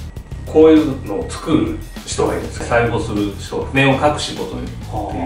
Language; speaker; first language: Japanese; native; Japanese